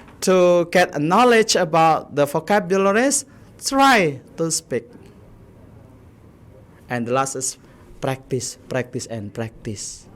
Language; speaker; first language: English; non-native, learner; Indonesian